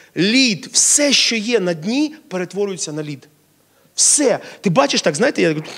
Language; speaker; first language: Ukrainian; non-native, local second language; Russian